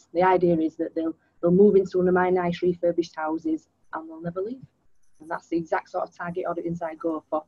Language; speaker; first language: English; native; English